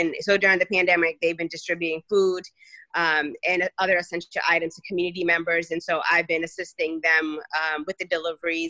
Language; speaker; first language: English; early bilingual, other home language; Kabuverdianu